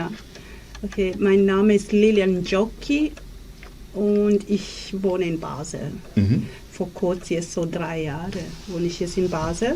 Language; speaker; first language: German; non-native, learner; Swahili